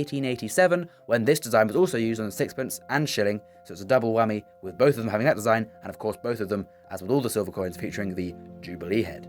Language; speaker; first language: English; native; English